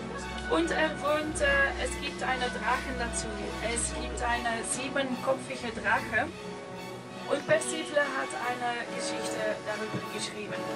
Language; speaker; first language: German; non-native, fluent; Norwegian